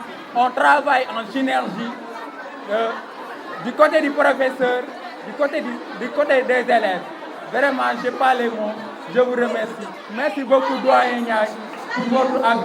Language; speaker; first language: French; non-native, local second language; Wolof